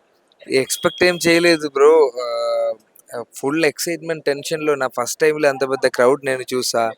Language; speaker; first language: Telugu; non-native, learner; Malayalam